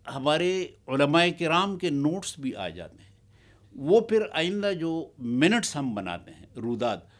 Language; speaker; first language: Urdu; non-native, local second language; Pashto